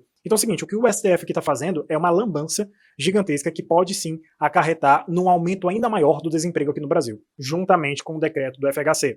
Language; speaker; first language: Portuguese; native; Portuguese